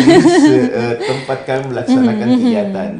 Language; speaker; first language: Indonesian; native; Indonesian